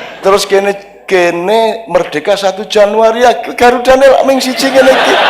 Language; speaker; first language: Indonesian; non-native, local second language; Javanese